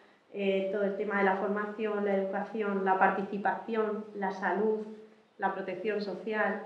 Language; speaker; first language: Spanish; native; Spanish